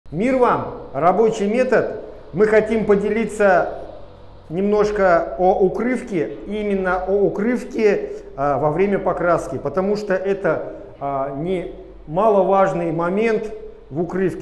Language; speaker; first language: Russian; native; Russian